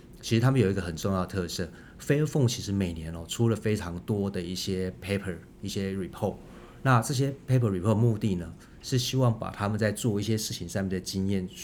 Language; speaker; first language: Chinese; native; Chinese